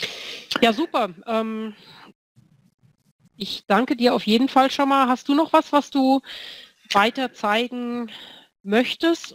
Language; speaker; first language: German; native; German